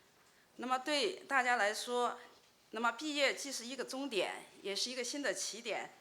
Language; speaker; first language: Chinese; native; Chinese